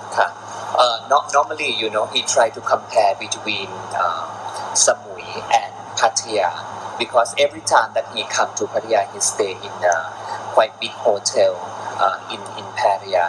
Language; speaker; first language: English; non-native, learner; Thai